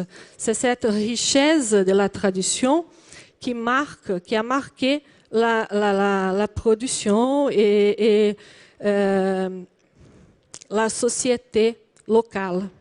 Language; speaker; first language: French; non-native, learner; Portuguese